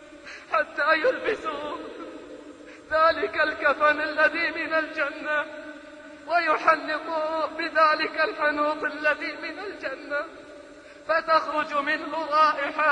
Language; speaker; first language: Arabic; native; Arabic